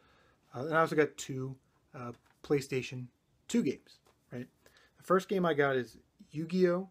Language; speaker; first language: English; native; English